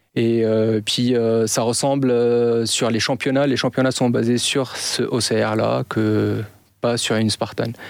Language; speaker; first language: French; non-native, local second language; Arabic